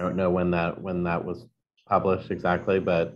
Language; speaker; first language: English; native; English